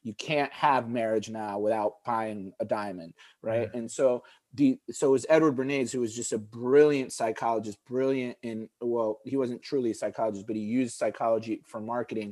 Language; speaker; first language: English; early bilingual, other home language; Arabic